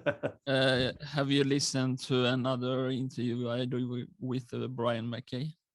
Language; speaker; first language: English; non-native, learner; Swedish